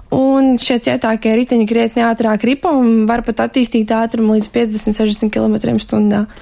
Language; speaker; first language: Latvian; native; Latvian